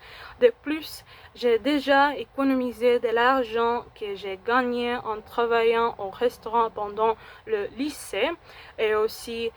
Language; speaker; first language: French; non-native, fluent; Spanish